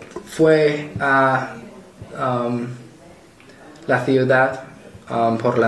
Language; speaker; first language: Spanish; non-native, learner; English